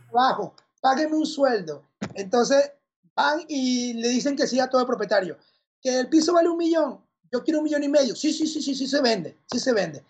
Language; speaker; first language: Spanish; native; Spanish